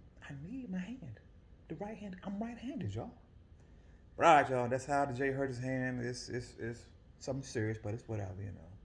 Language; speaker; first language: English; native; English